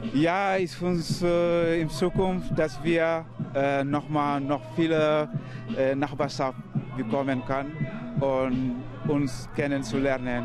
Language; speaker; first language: German; non-native, learner; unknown